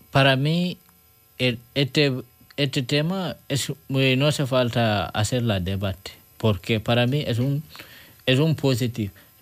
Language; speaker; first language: Spanish; non-native, learner; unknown